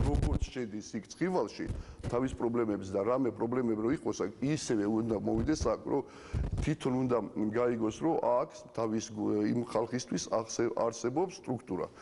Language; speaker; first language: Georgian; non-native, local second language; Ossetic